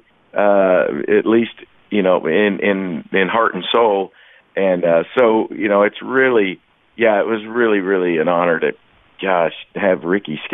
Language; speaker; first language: English; native; English